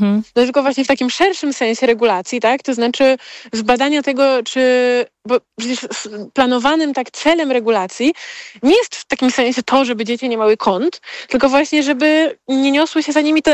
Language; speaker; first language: Polish; native; Polish